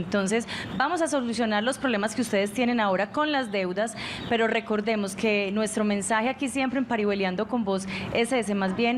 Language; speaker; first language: Spanish; native; Spanish